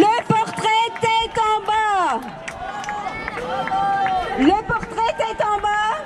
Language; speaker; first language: French; native; French